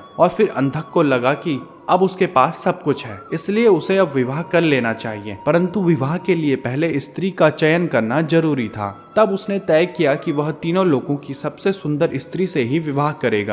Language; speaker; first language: Hindi; native; Hindi